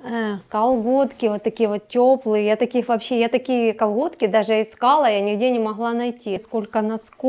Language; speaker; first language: Russian; native; Russian